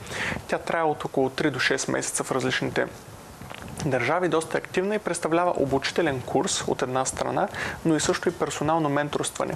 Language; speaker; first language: Bulgarian; native; Bulgarian